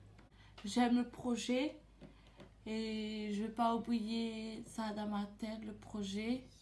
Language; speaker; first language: French; non-native, local second language; Réunion Creole French